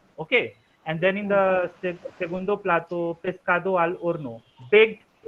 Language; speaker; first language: Spanish; non-native, fluent; Hindi